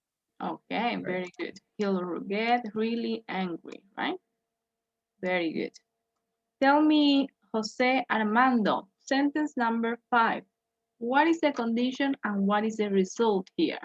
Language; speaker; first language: English; non-native, fluent; Spanish